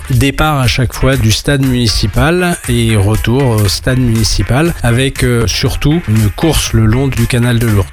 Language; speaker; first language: French; native; French